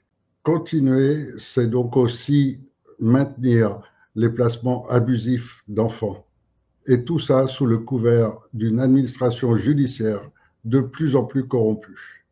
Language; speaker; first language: French; native; French